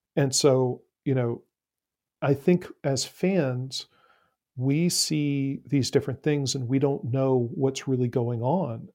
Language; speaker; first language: English; native; English